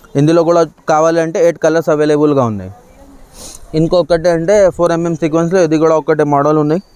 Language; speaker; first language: Telugu; non-native, local second language; Urdu